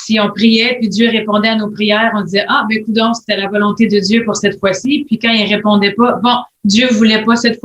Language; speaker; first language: French; native; French